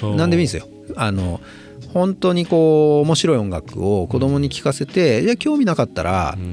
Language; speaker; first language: Japanese; native; Japanese